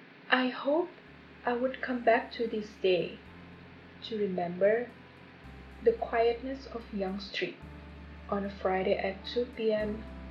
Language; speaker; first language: English; non-native, fluent; Indonesian